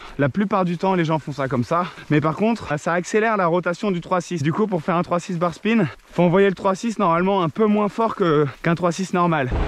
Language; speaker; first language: French; native; French